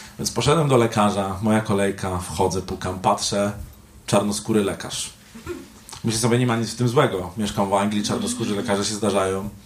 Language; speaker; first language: Polish; native; Polish